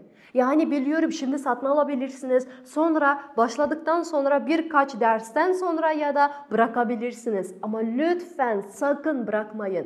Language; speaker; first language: Turkish; non-native, fluent; Kazakh